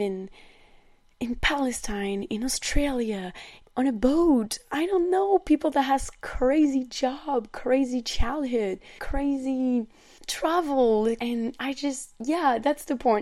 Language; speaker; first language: English; non-native, fluent; French